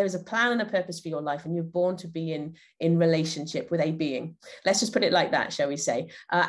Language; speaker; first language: English; native; English